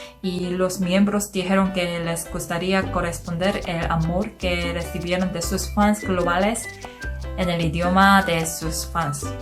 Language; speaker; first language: Spanish; non-native, learner; Korean